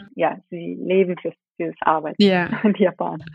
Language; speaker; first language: German; early bilingual, other home language; Japanese